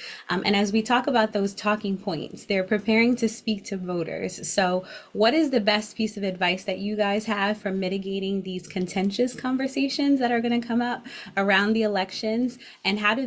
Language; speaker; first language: English; native; English